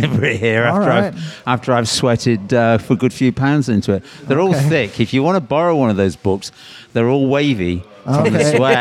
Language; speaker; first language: English; native; English